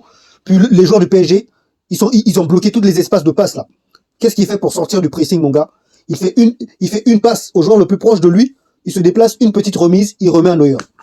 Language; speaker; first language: French; native; French